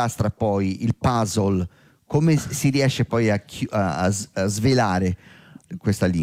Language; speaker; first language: Italian; native; Italian